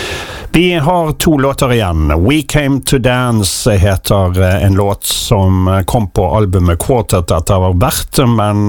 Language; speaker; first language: Norwegian; native; Norwegian